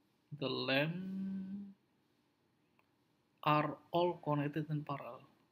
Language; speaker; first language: English; non-native, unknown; Indonesian